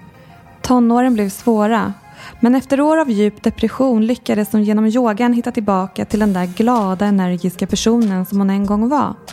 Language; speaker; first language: Swedish; native; Swedish